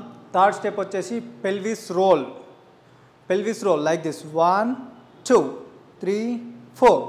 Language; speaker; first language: Telugu; native; Telugu